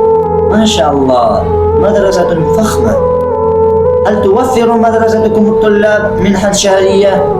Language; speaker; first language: Arabic; non-native, learner; Urdu